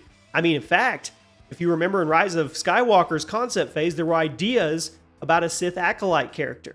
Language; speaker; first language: English; native; English